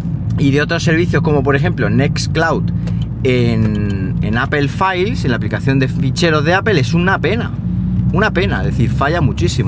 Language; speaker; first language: Spanish; native; Spanish